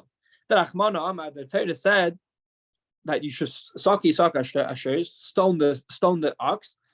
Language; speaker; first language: English; non-native, fluent; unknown